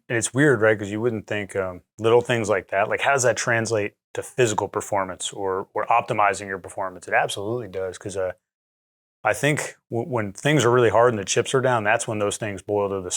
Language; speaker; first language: English; native; English